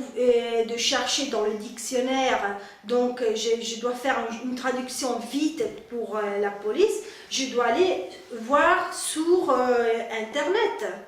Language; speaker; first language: French; non-native, fluent; Spanish